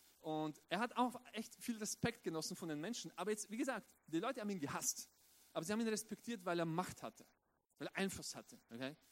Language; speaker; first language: German; early bilingual, other home language; Romanian